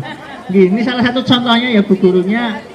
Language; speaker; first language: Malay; non-native, local second language; Javanese